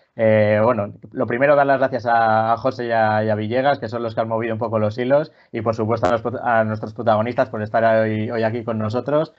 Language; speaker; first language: Spanish; native; Spanish